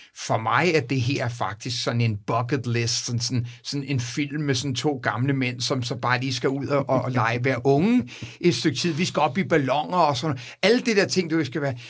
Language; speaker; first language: Danish; native; Danish